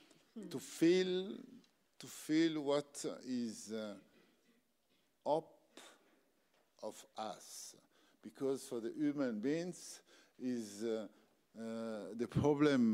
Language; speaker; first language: English; non-native, learner; French